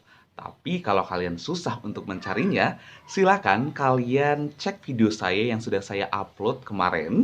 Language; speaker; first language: Indonesian; native; Indonesian